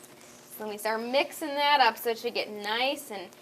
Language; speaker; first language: English; native; English